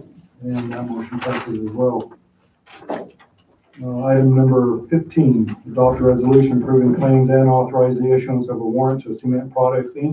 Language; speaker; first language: English; native; English